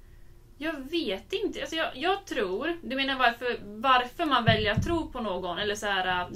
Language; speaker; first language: Swedish; native; Swedish